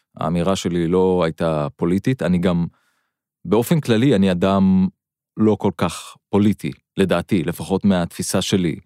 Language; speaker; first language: Hebrew; non-native, local second language; Arabic